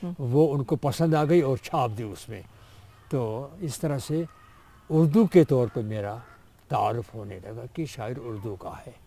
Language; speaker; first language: Urdu; non-native, local second language; Kashmiri